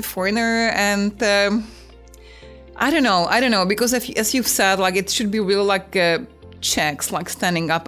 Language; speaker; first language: English; non-native, fluent; Czech